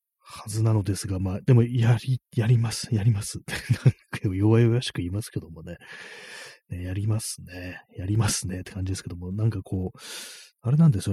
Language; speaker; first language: Japanese; native; Japanese